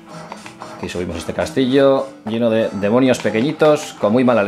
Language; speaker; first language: Spanish; native; Spanish